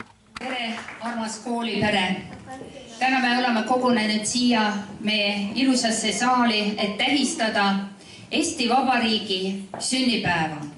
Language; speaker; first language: Estonian; non-native, local second language; Russian